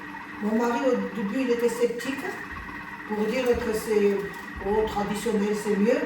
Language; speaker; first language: French; non-native, fluent; Armenian